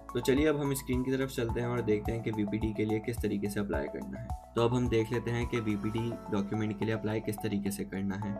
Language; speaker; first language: Urdu; native; Urdu